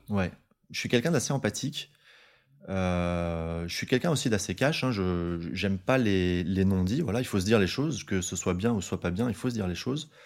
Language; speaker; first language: French; native; French